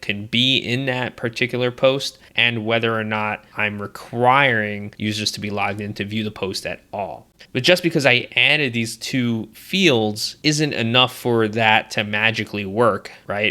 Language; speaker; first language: English; native; English